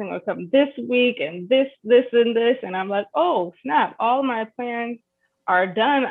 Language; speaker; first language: English; native; English